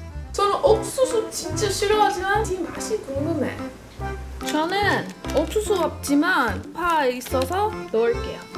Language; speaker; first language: Korean; non-native, fluent; English